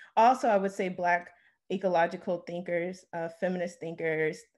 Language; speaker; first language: English; native; English